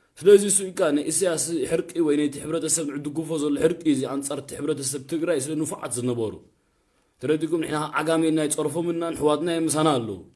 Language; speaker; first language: Tigrinya; early bilingual, heritage; Tigrinya